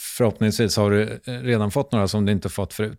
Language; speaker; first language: Swedish; native; Swedish